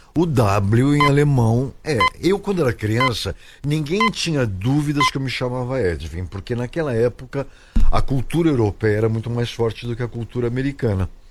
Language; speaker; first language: Portuguese; native; Portuguese